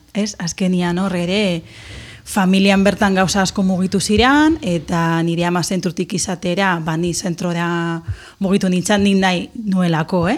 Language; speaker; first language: Basque; native; Basque